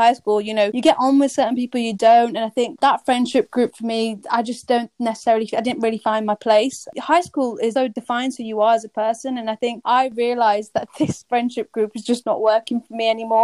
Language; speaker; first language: English; native; English